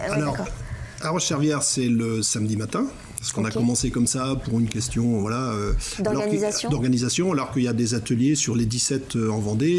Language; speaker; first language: French; native; French